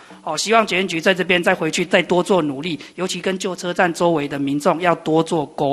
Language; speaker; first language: Chinese; native; Chinese